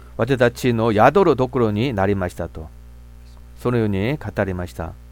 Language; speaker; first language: Japanese; non-native, fluent; Korean